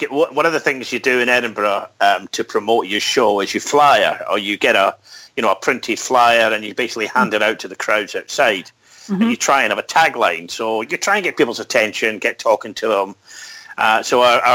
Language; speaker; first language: English; native; English